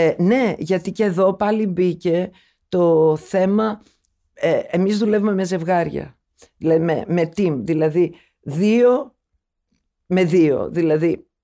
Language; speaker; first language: Greek; early bilingual, other home language; Turkish